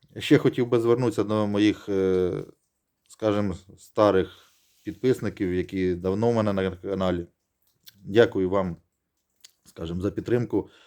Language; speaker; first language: Ukrainian; native; Ukrainian